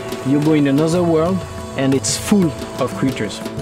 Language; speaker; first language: English; non-native, fluent; French